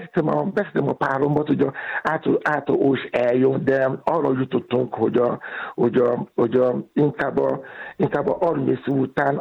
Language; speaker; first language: Hungarian; non-native, learner; Yoruba